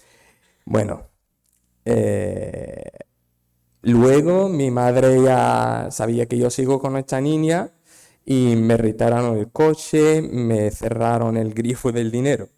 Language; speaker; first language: Spanish; non-native, fluent; Arabic